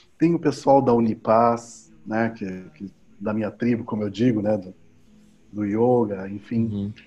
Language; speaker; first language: Portuguese; native; Portuguese